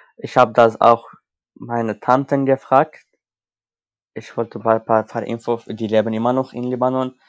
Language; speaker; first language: German; non-native, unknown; Armenian